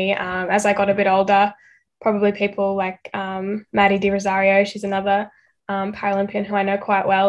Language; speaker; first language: English; native; English